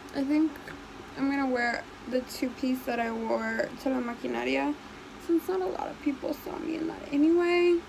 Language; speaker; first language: English; early bilingual, other home language; Spanish